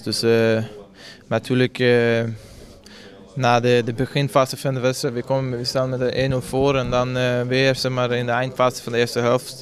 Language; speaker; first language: Dutch; non-native, fluent; Swedish